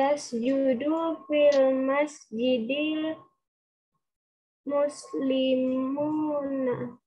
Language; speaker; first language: Arabic; non-native, learner; Indonesian